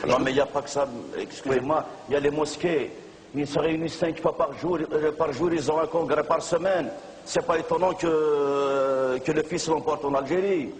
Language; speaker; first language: French; non-native, local second language; Kabyle